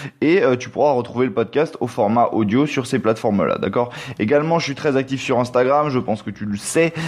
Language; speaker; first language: French; native; French